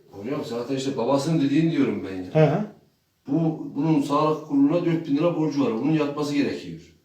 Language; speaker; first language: Turkish; native; Turkish